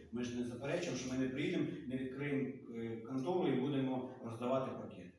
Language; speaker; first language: Ukrainian; native; Ukrainian